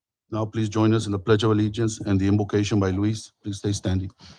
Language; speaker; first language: English; native; English